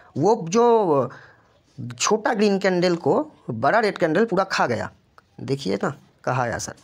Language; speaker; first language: Hindi; non-native, local second language; Bangla